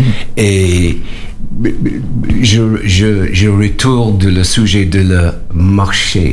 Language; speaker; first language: French; non-native, learner; English